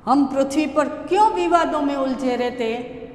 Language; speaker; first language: Hindi; non-native, local second language; Gujarati